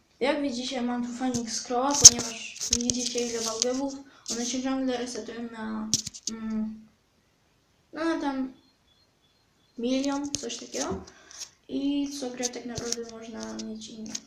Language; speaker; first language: Polish; native; Polish